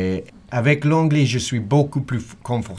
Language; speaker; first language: French; non-native, learner; English